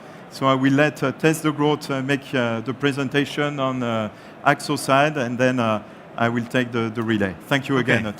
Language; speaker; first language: English; non-native, fluent; French